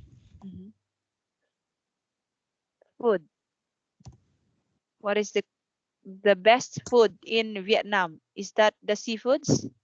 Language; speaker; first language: English; non-native, fluent; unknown